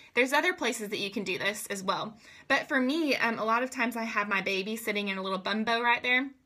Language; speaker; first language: English; native; English